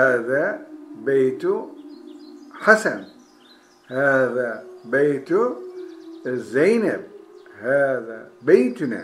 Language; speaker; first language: Arabic; non-native, fluent; Turkish